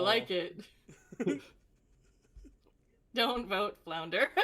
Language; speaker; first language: English; native; English